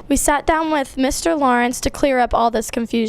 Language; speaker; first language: English; native; English